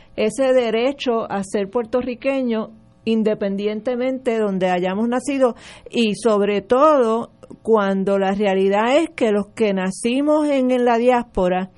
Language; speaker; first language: Spanish; early bilingual, other home language; English